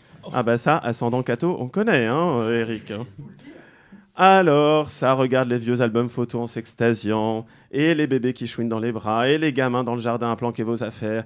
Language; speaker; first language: French; native; French